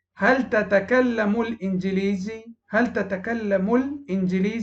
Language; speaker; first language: Arabic; non-native, fluent; Pashto